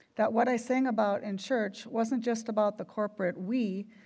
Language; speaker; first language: English; native; English